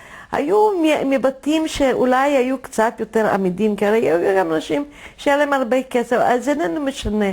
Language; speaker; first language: Hebrew; non-native, fluent; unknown